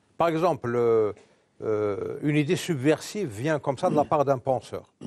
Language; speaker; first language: French; non-native, local second language; Arabic